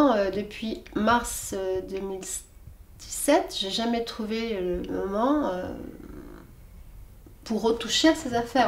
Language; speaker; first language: French; native; French